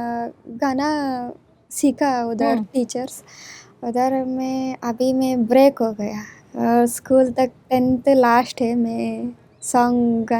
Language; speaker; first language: Hindi; non-native, local second language; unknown